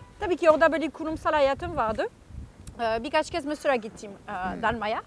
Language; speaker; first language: Turkish; non-native, fluent; French